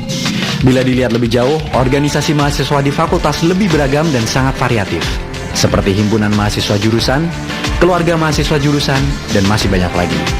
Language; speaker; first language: Indonesian; native; Indonesian